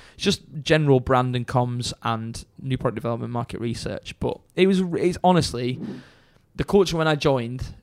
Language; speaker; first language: English; native; English